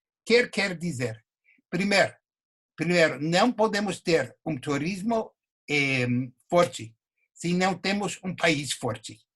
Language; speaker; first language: Portuguese; non-native, fluent; English